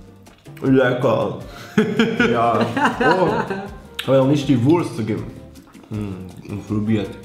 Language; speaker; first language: German; non-native, fluent; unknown